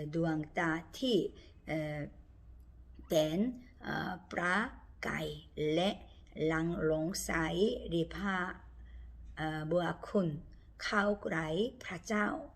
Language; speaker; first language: Thai; non-native, learner; Korean